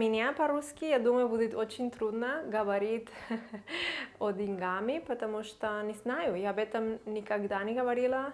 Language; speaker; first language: Russian; non-native, learner; Catalan